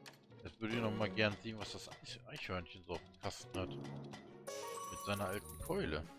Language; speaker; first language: German; native; German